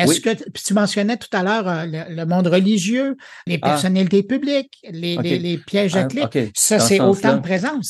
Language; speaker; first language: French; native; French